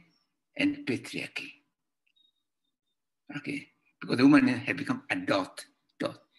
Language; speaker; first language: English; non-native, local second language; Kikuyu